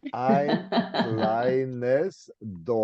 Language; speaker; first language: German; non-native, fluent; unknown